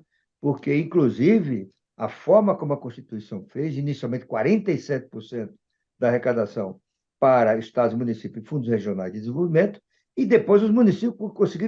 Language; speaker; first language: Portuguese; native; Portuguese